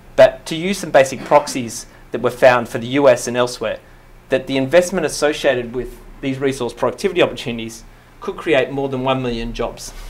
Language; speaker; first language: English; native; English